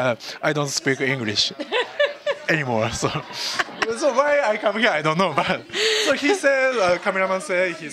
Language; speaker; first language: English; non-native, learner; Japanese